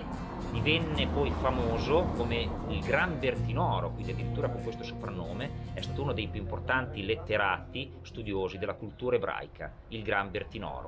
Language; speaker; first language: Italian; native; Italian